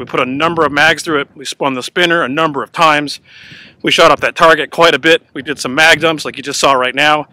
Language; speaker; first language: English; native; English